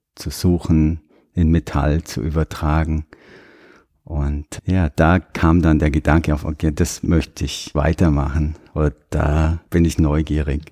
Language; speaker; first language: German; native; German